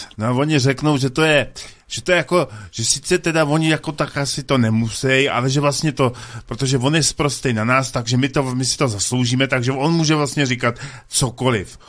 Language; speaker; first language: Czech; native; Czech